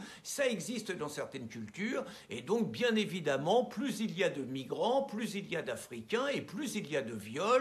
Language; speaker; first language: French; native; French